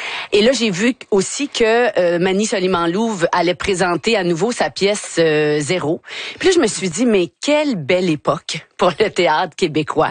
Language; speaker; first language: French; native; French